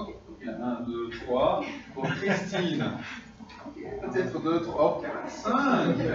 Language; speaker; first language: French; non-native, fluent; English